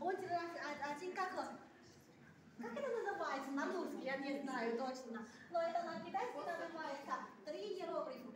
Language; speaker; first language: Russian; non-native, learner; Chinese